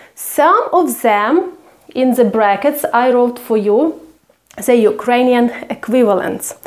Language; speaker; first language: English; non-native, fluent; Ukrainian